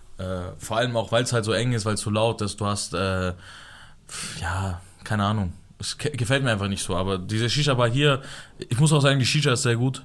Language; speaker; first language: German; early bilingual, other home language; Persian